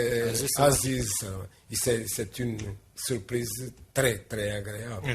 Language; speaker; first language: French; non-native, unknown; Portuguese